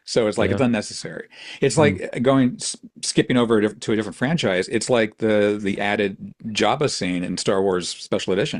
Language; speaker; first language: English; native; English